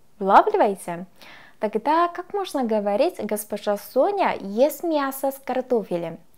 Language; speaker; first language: Russian; non-native, fluent; Korean